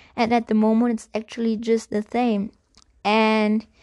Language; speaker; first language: English; non-native, fluent; German